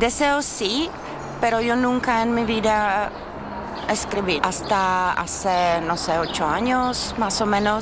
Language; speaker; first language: Spanish; non-native, learner; Czech